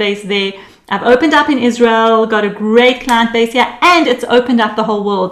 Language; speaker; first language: English; early bilingual, other home language; Hebrew